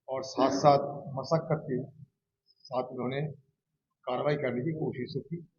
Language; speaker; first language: Hindi; non-native, local second language; Bangla